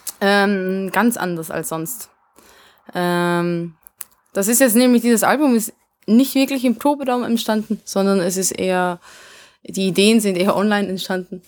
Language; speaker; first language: German; early bilingual, other home language; Hungarian